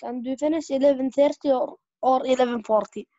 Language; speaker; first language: English; non-native, learner; Arabic